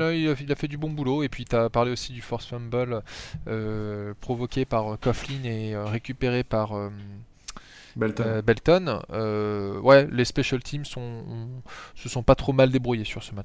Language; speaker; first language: French; native; French